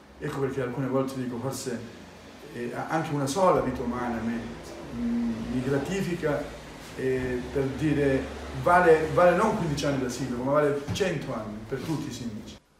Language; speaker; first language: Italian; native; Italian